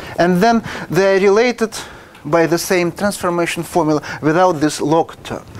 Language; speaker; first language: English; non-native, fluent; Russian